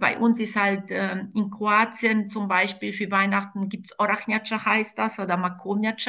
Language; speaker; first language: German; non-native, fluent; Croatian